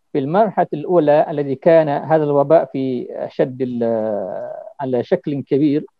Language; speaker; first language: Arabic; non-native, fluent; Malay